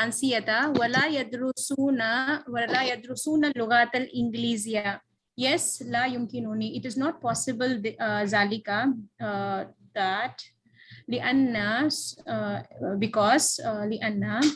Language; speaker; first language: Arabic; non-native, learner; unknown